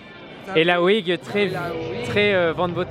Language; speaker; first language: French; native; French